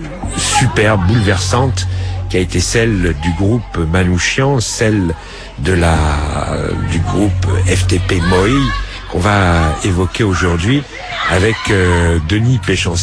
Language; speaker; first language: French; native; French